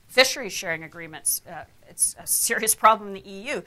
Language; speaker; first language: English; native; English